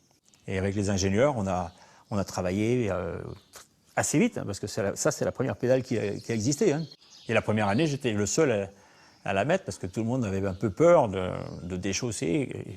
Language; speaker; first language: French; native; French